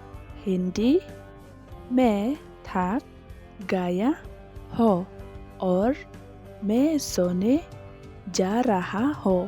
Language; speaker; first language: Hindi; non-native, local second language; Khasi